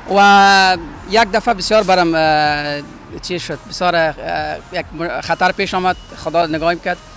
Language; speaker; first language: Persian; native; Persian